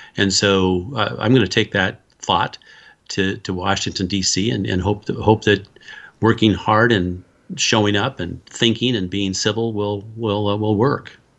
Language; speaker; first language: English; native; English